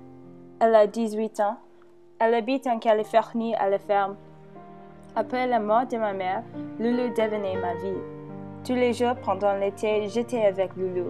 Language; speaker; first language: French; non-native, learner; English